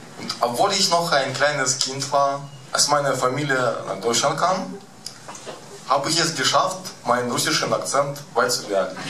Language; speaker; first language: German; early bilingual, other home language; Russian